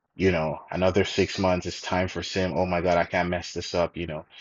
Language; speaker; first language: English; non-native, local second language; Yoruba